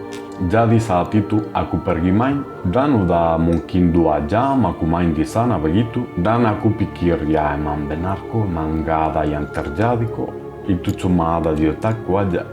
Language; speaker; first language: Indonesian; non-native, fluent; Spanish